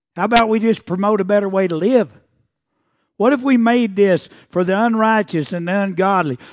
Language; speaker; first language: English; native; English